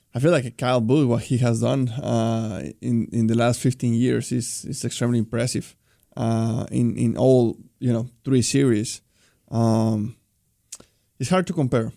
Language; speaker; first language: English; non-native, fluent; Spanish